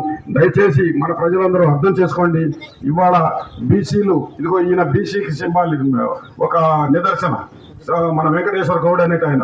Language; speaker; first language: Telugu; native; Telugu